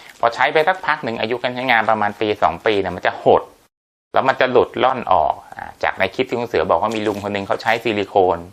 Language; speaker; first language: Thai; native; Thai